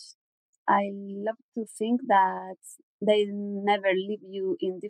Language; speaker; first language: English; non-native, learner; Spanish